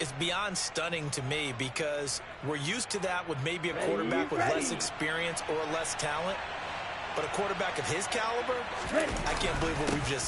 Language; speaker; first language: English; native; English